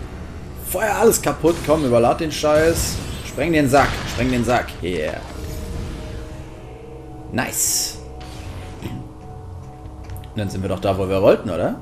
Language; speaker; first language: German; native; German